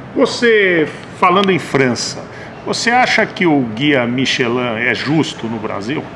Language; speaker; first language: Portuguese; native; Portuguese